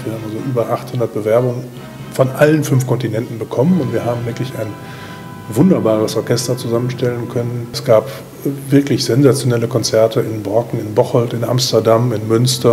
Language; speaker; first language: German; native; German